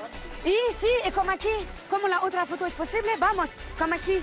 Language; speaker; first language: Spanish; non-native, learner; French